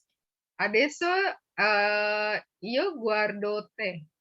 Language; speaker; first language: Italian; non-native, learner; Indonesian